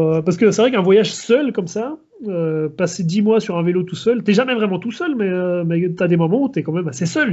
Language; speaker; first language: French; native; French